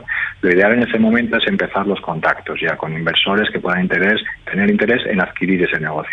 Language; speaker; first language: Spanish; native; Spanish